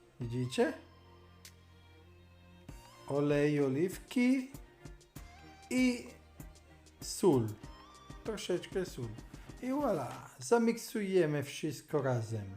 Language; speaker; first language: Polish; non-native, learner; Italian